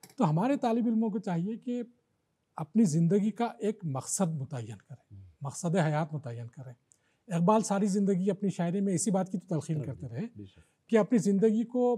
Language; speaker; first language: Urdu; native; Urdu